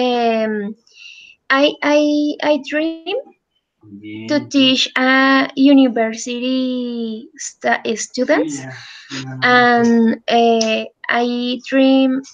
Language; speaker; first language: English; non-native, learner; Spanish